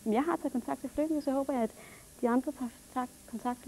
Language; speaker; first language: Danish; native; Danish